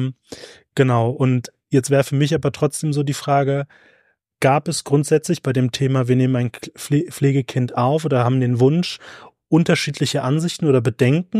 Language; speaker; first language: German; native; German